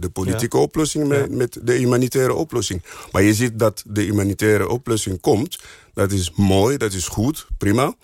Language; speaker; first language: Dutch; non-native, fluent; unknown